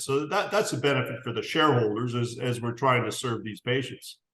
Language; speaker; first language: English; native; English